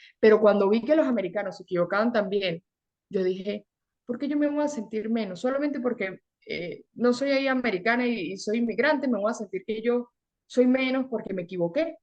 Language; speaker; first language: Spanish; native; Spanish